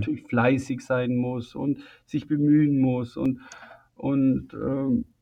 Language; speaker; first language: German; native; German